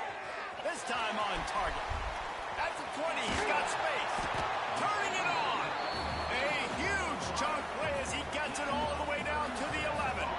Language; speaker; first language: English; native; English